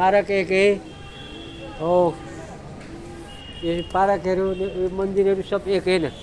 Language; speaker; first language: Hindi; non-native, learner; Nepali